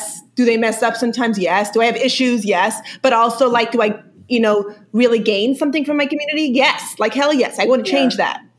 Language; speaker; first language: English; early bilingual, other home language; Yiddish